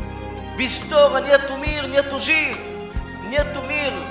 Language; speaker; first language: Russian; early bilingual, heritage; Russian